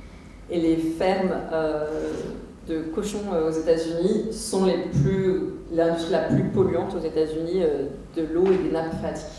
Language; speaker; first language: French; native; French